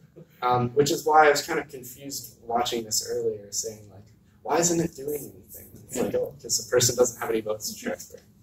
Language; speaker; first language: English; native; English